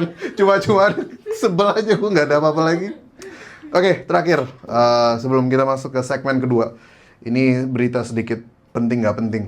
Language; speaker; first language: Indonesian; native; Indonesian